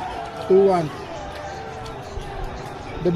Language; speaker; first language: English; non-native, local second language; Filipino